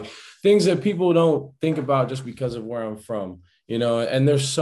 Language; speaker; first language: English; native; English